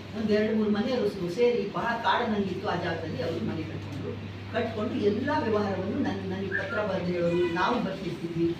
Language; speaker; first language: Kannada; non-native, local second language; Lambadi